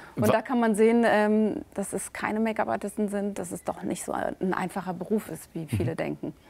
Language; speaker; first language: German; native; German